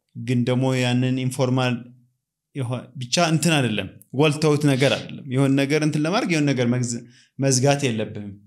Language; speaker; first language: Amharic; native; Amharic